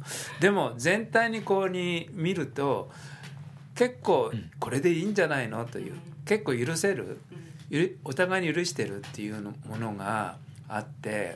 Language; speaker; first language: Japanese; native; Japanese